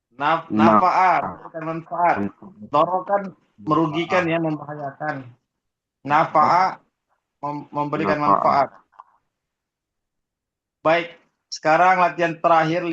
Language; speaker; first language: Indonesian; native; Indonesian